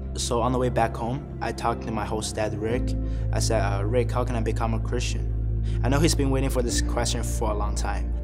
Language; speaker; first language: English; non-native, fluent; Chinese